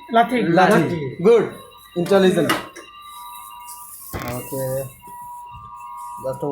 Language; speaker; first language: English; non-native, learner; Bangla